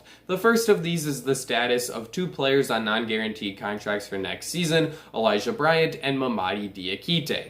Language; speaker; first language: English; native; English